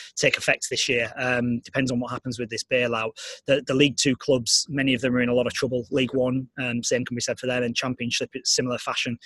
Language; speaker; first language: English; native; English